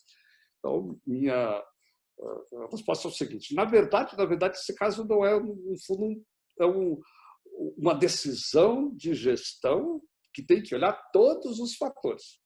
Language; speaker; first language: Portuguese; native; Portuguese